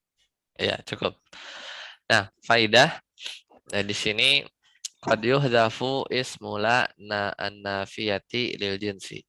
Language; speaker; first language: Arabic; non-native, fluent; Indonesian